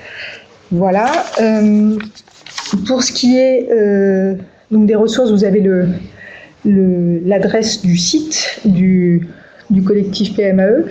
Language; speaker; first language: French; native; French